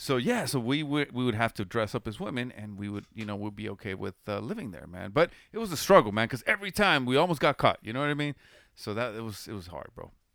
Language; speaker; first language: English; early bilingual, other home language; Spanish